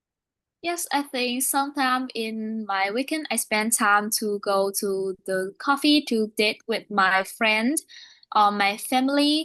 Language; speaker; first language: English; non-native, learner; Vietnamese